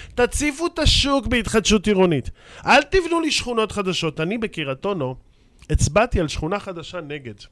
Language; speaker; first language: Hebrew; native; Hebrew